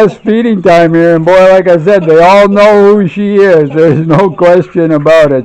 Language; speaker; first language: English; native; English